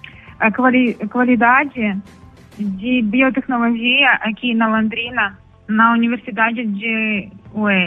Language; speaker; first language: Portuguese; non-native, learner; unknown